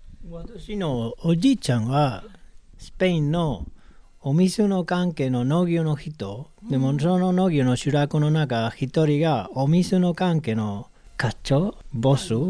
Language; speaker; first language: Japanese; non-native, learner; Spanish